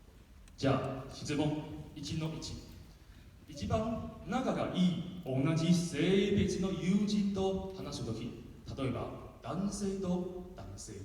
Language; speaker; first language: Japanese; non-native, learner; Min Nan Chinese